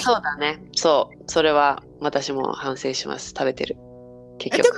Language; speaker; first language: Japanese; native; Japanese